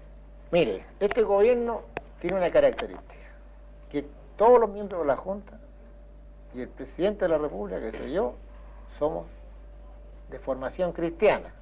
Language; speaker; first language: Spanish; native; Spanish